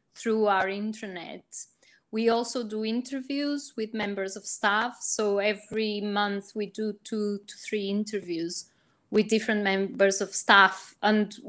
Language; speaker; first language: English; non-native, fluent; Portuguese